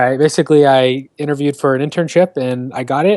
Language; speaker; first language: English; native; English